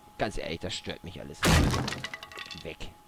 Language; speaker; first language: German; native; German